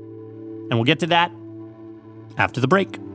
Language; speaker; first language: English; native; English